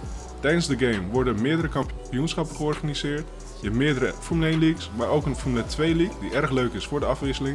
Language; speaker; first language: Dutch; native; Dutch